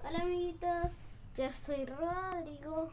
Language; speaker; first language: Spanish; native; Spanish